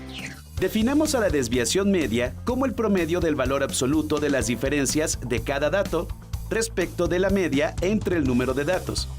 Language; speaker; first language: Spanish; native; Spanish